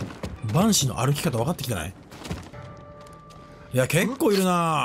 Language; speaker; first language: Japanese; native; Japanese